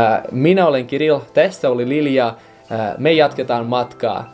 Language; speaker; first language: Finnish; non-native, fluent; Russian